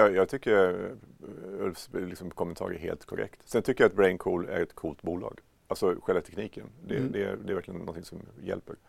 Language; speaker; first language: Swedish; native; Swedish